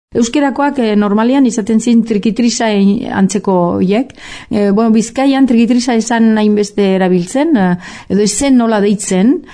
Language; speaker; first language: Basque; native; Basque